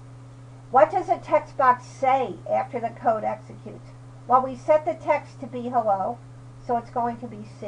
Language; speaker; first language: English; native; English